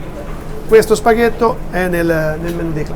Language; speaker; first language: Italian; native; Italian